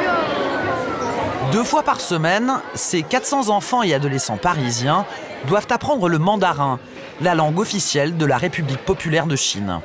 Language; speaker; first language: French; native; French